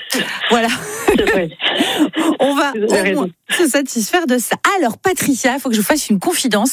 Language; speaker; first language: French; native; French